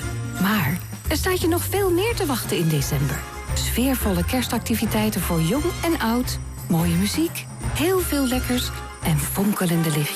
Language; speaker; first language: Dutch; native; Dutch